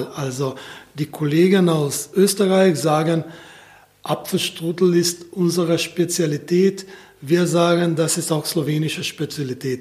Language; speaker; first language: German; non-native, fluent; Slovenian